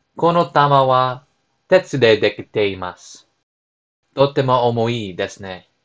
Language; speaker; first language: Japanese; non-native, learner; English